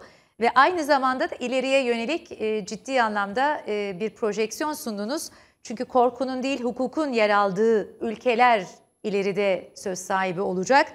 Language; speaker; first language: Turkish; native; Turkish